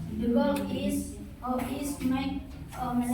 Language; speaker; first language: English; non-native, learner; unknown